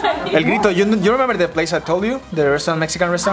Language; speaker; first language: English; non-native, learner; Spanish